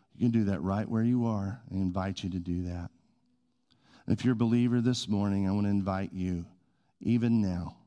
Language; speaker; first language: English; native; English